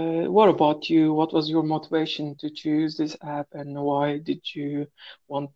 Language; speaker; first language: English; non-native, fluent; Turkish